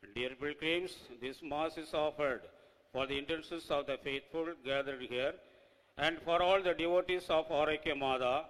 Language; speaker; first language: English; non-native, local second language; Tamil